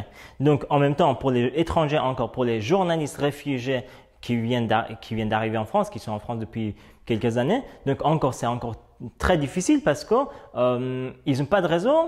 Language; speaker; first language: French; non-native, fluent; Persian